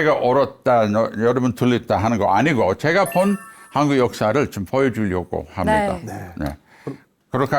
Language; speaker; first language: Korean; non-native, fluent; English